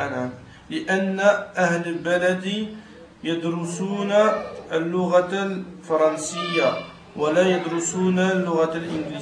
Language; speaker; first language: Arabic; non-native, learner; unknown